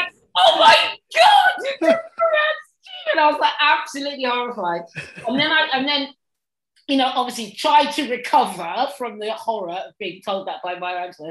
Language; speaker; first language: English; native; English